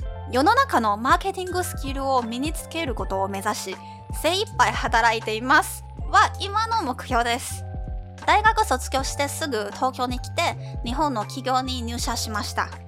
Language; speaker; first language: Japanese; non-native, fluent; Chinese